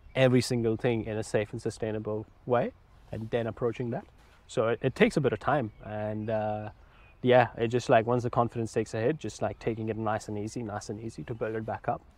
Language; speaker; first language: English; non-native, local second language; Hindi